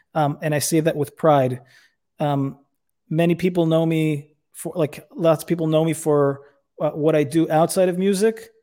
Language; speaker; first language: English; native; English